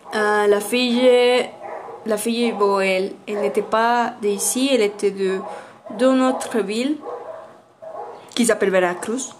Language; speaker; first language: French; non-native, learner; Spanish